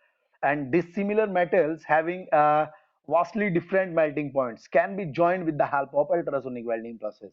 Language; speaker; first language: English; non-native, local second language; Hindi